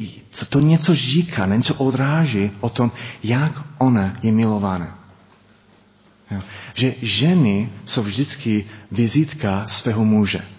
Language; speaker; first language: Czech; non-native, learner; English